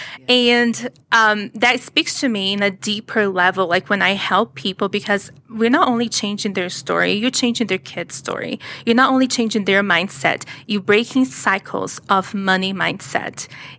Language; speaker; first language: English; non-native, fluent; Portuguese